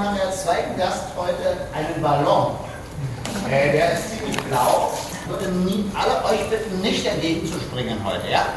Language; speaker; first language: German; native; German